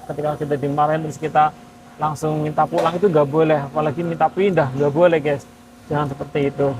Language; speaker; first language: Indonesian; native; Indonesian